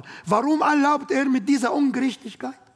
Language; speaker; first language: German; non-native, learner; Arabic